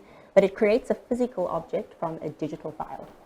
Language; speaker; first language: English; native; English